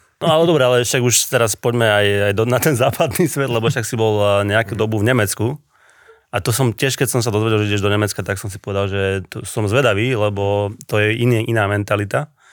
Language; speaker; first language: Slovak; native; Slovak